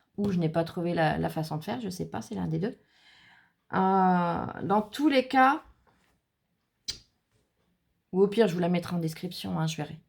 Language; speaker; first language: French; native; French